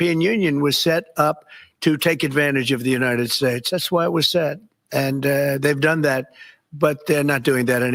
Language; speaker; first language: English; native; English